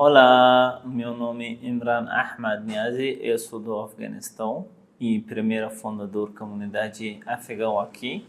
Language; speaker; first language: Portuguese; non-native, learner; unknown